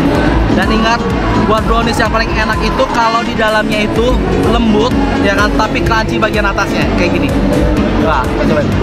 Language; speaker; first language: Indonesian; native; Indonesian